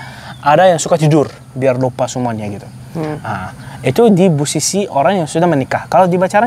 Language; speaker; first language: Indonesian; non-native, fluent; Arabic